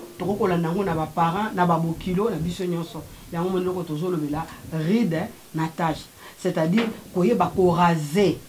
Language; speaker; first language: Lingala; native; Lingala